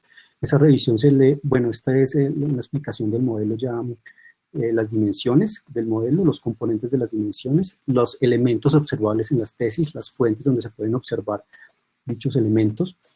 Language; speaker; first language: Spanish; native; Spanish